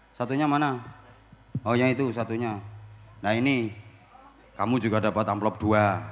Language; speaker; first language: Indonesian; non-native, local second language; Javanese